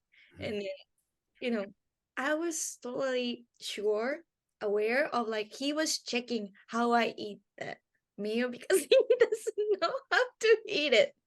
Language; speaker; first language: English; non-native, learner; Japanese